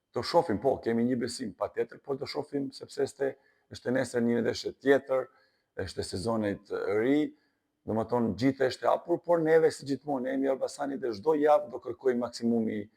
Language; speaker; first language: Albanian; non-native, fluent; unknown